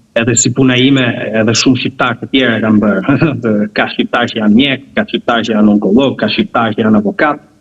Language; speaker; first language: Albanian; native; Albanian